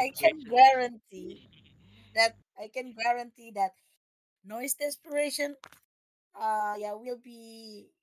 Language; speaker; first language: English; non-native, fluent; Indonesian